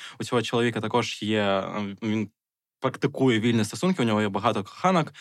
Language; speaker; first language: Ukrainian; native; Ukrainian